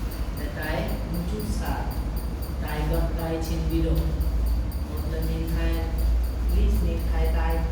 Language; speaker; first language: Vietnamese; non-native, learner; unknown